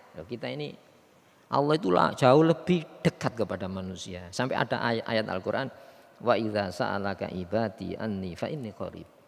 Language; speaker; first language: Indonesian; non-native, local second language; Javanese